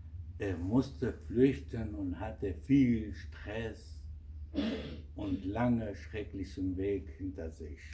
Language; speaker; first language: German; non-native, fluent; Kurdish